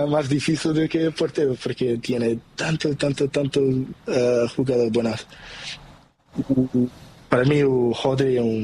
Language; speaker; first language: Spanish; non-native, learner; Portuguese